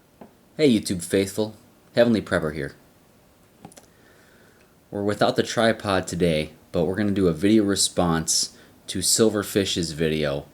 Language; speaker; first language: English; native; English